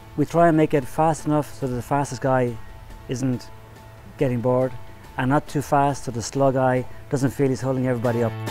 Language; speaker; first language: English; native; English